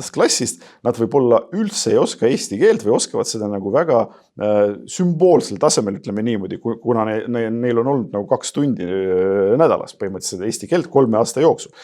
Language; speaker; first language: Estonian; non-native, local second language; Russian